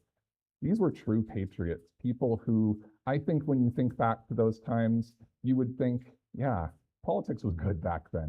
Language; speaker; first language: English; native; English